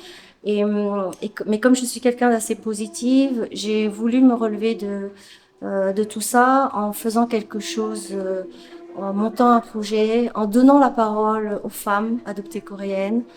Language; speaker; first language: French; native; French